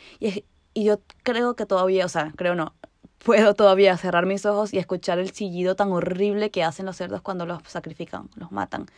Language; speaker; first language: Spanish; native; Spanish